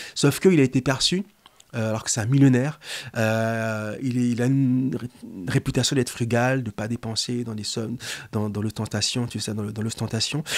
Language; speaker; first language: French; non-native, local second language; Lingala